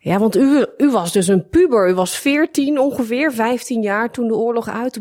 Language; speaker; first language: Dutch; native; Dutch